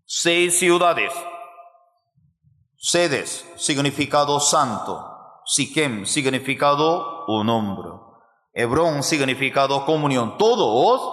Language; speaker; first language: Spanish; non-native, fluent; Korean